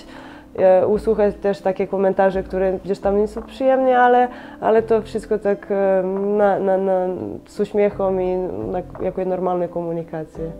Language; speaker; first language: Polish; non-native, fluent; Serbian